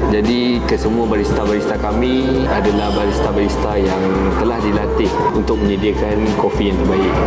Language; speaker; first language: Malay; native; Malay